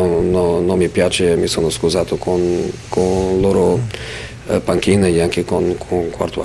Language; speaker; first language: Italian; non-native, fluent; Portuguese